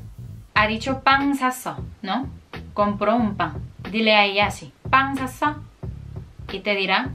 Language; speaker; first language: Spanish; non-native, fluent; Korean